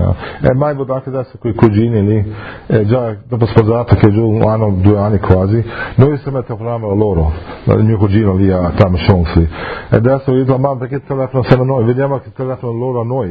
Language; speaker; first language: Italian; early bilingual, heritage; English